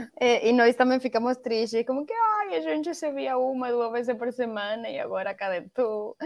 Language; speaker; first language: Portuguese; non-native, fluent; Spanish